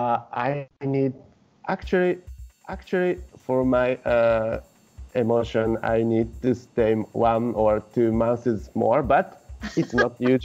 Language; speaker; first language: English; non-native, learner; Japanese